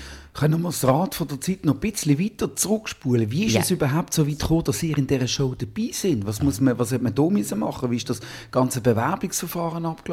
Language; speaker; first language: German; native; German